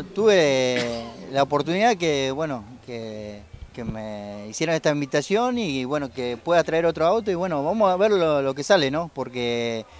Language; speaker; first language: Spanish; native; Spanish